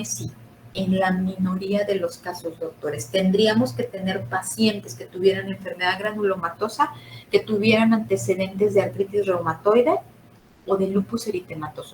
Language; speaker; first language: Spanish; native; Spanish